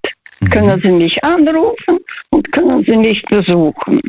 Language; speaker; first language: German; non-native, fluent; Russian